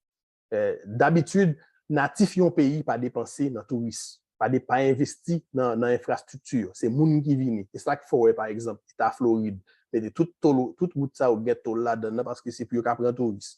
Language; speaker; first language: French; non-native, local second language; Haitian Creole